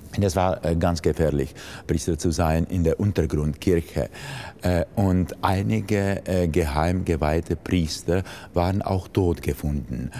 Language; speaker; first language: German; non-native, fluent; Czech